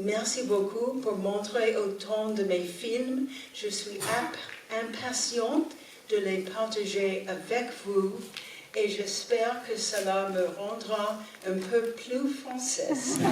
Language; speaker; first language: French; non-native, learner; English